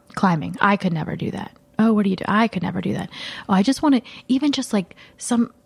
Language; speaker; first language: English; native; English